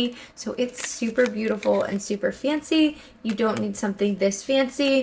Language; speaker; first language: English; native; English